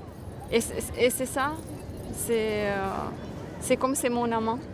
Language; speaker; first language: French; non-native, fluent; Romanian